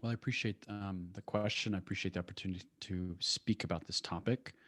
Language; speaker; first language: English; early bilingual, other home language; Persian